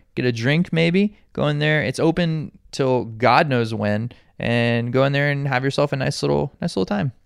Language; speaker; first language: English; native; English